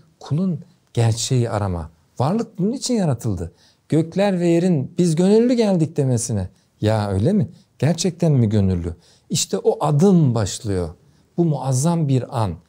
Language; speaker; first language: Turkish; native; Turkish